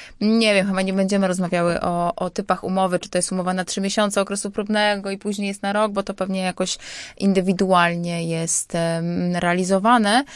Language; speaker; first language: Polish; native; Polish